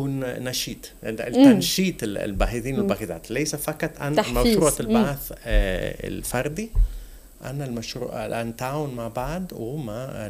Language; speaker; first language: Arabic; non-native, fluent; Italian